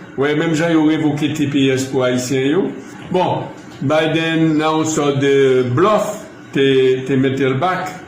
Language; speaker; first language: Haitian Creole; non-native, fluent; English